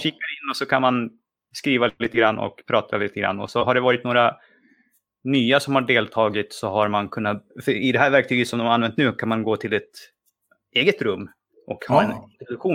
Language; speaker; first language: Swedish; native; Swedish